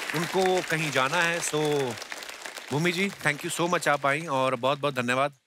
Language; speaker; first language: Hindi; native; Hindi